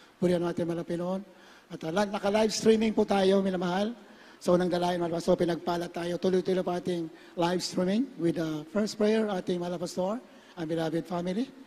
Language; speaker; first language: Filipino; native; Filipino